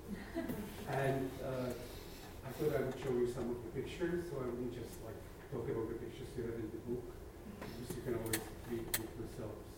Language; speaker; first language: English; non-native, fluent; Czech